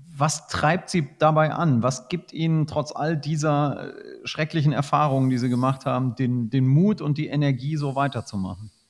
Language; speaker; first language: German; native; German